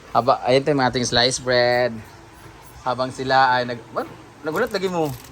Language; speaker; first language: Filipino; non-native, local second language; Cebuano